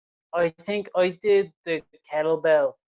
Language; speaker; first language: English; native; English